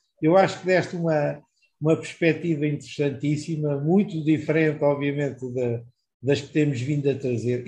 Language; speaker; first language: Portuguese; native; Portuguese